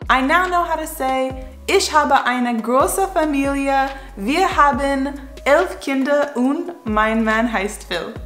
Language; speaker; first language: German; non-native, learner; English